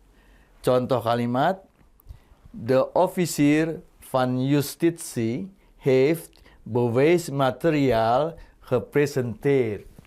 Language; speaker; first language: Dutch; non-native, fluent; Indonesian